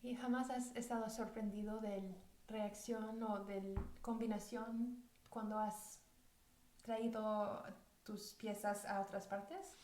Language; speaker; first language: Spanish; early bilingual, heritage; Spanish